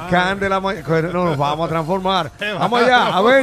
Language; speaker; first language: Spanish; native; Spanish